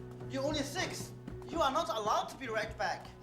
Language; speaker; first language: English; non-native, learner; Chinese